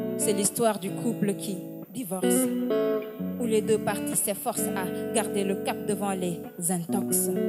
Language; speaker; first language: French; non-native, local second language; Wolof